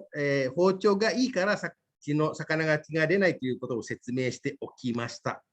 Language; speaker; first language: Japanese; non-native, fluent; Indonesian